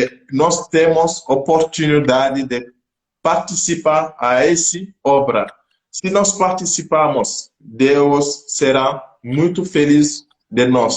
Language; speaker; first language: Portuguese; non-native, local second language; French